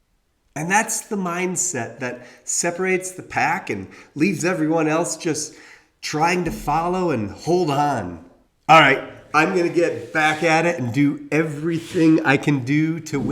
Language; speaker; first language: English; native; English